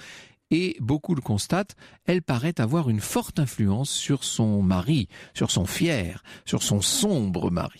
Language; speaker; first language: French; native; French